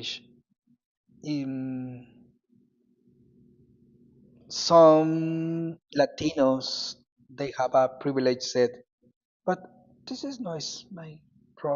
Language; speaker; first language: English; non-native, learner; Spanish